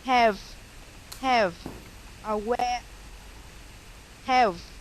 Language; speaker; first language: English; non-native, learner; Vietnamese